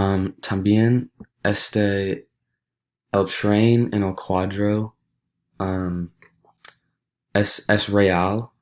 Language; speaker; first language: Spanish; non-native, learner; English